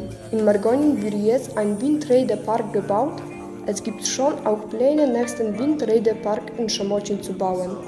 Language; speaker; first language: German; non-native, learner; Polish